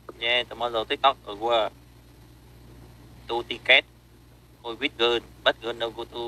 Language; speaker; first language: English; non-native, learner; Vietnamese